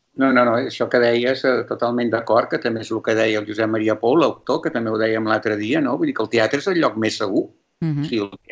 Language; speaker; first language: Catalan; native; Catalan